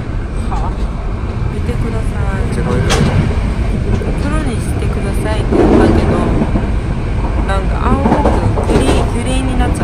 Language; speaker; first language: Japanese; non-native, fluent; Korean